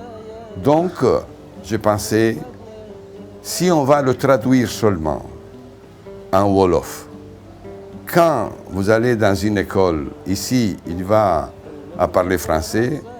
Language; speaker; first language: French; non-native, fluent; Italian